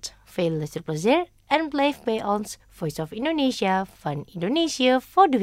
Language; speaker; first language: Dutch; non-native, fluent; Indonesian